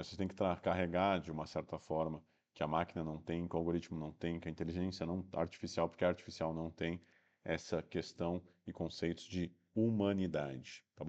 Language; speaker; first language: Portuguese; native; Portuguese